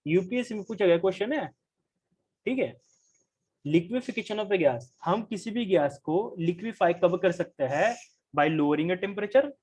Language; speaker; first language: Hindi; non-native, local second language; Marathi